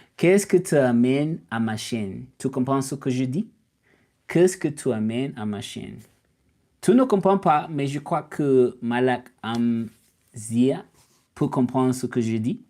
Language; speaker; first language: French; non-native, learner; English